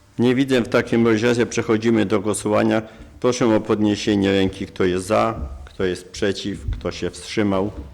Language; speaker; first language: Polish; native; Polish